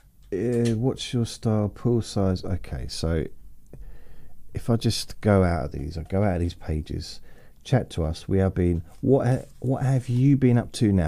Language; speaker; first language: English; native; English